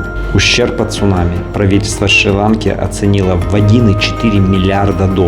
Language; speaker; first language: Russian; native; Russian